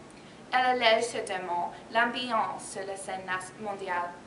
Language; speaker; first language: French; non-native, learner; English